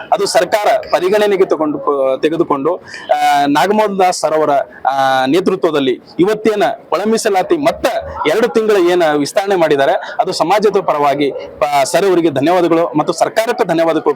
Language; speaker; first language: Kannada; non-native, local second language; Lambadi